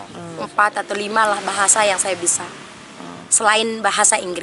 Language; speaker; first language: Indonesian; non-native, local second language; Sasak